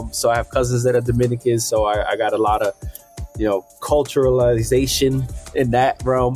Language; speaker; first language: English; early bilingual, other home language; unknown